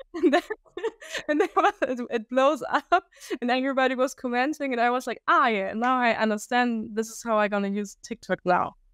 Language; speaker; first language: English; non-native, fluent; German